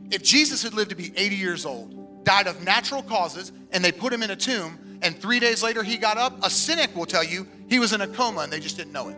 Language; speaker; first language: English; native; English